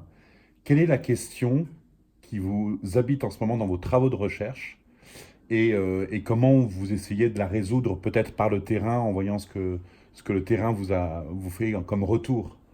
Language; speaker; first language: French; native; French